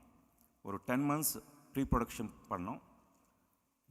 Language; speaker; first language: Tamil; non-native, local second language; Telugu